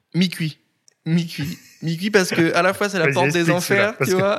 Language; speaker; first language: French; native; French